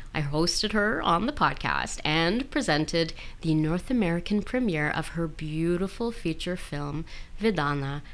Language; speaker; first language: English; native; English